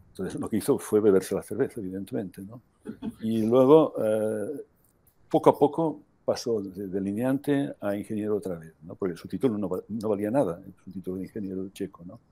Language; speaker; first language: Spanish; native; Spanish